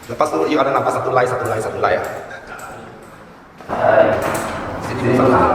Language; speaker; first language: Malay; non-native, local second language; Chinese